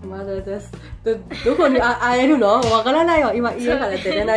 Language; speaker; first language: Japanese; non-native, learner; Burmese